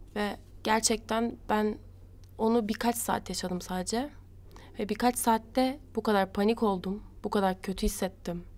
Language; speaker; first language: Turkish; native; Turkish